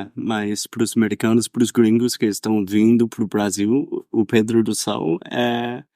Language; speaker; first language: Portuguese; non-native, fluent; English